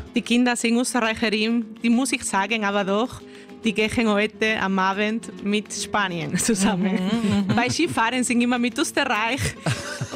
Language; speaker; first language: German; non-native, fluent; Spanish